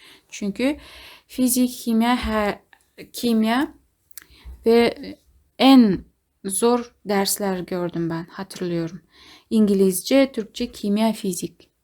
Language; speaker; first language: Turkish; non-native, learner; Kazakh